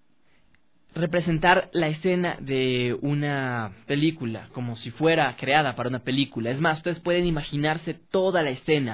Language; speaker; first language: Spanish; native; Spanish